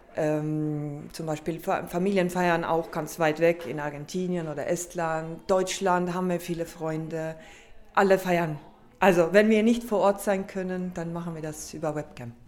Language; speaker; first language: German; non-native, fluent; Estonian